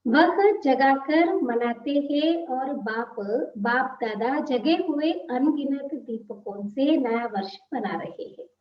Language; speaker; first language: Hindi; non-native, local second language; Telugu